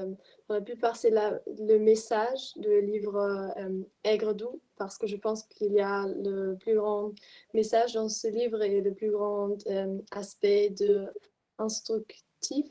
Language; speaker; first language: French; non-native, fluent; German